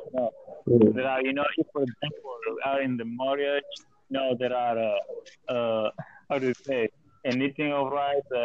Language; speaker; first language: English; non-native, learner; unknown